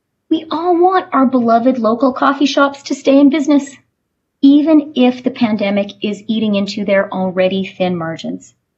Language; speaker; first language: English; native; English